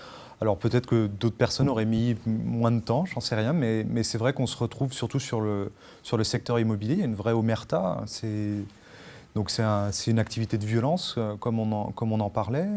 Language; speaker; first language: French; native; French